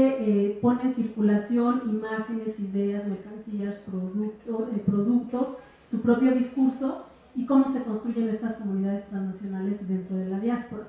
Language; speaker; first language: Spanish; native; Spanish